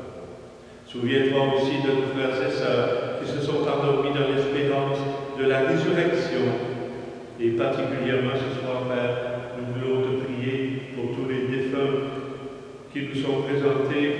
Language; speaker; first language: French; native; French